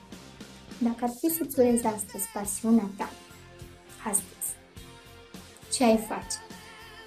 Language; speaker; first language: Romanian; native; Romanian